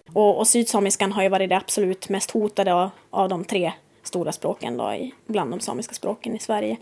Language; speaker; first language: Swedish; native; Swedish